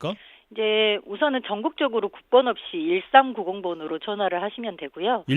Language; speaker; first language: Korean; native; Korean